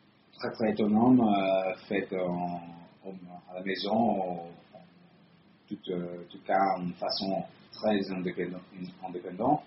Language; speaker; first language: French; non-native, fluent; Italian